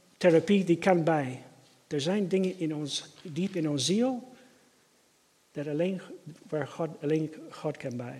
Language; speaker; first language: Dutch; non-native, fluent; English